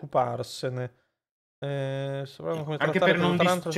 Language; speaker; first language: Italian; native; Italian